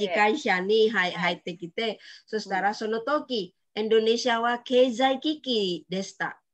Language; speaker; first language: Japanese; non-native, fluent; Indonesian